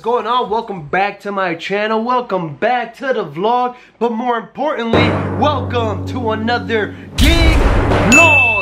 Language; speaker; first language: English; native; English